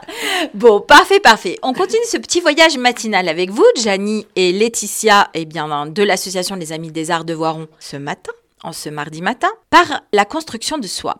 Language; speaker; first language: French; native; French